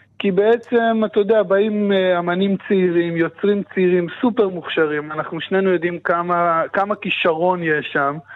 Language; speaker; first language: Hebrew; native; Hebrew